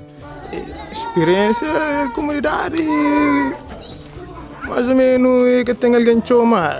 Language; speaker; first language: Portuguese; non-native, local second language; Kabuverdianu